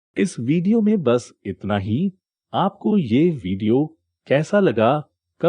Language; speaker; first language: Hindi; native; Hindi